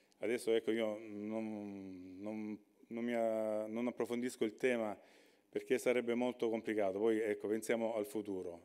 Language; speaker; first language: Italian; native; Italian